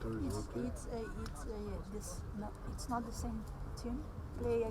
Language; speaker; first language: English; non-native, learner; Portuguese